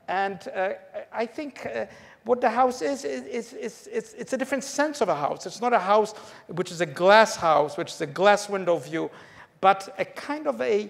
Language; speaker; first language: English; early bilingual, other home language; Polish